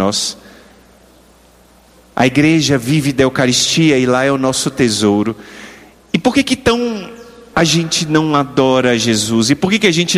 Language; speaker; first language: Portuguese; native; Portuguese